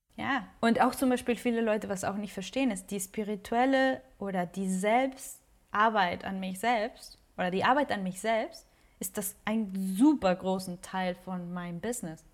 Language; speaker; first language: German; non-native, fluent; Spanish